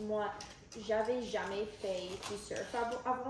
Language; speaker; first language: French; non-native, local second language; English